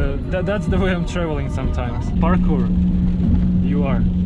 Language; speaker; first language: English; non-native, fluent; Russian